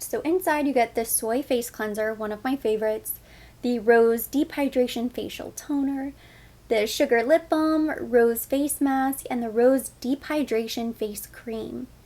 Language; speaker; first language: English; native; English